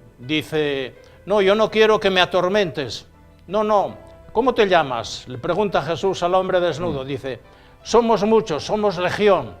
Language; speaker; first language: Spanish; native; Spanish